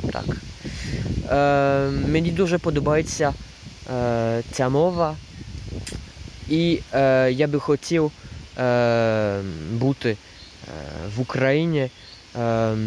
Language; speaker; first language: Ukrainian; non-native, learner; French